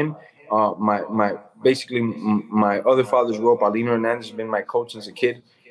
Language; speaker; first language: English; native; English